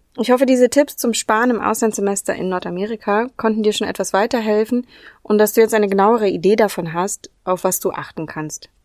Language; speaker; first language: German; native; German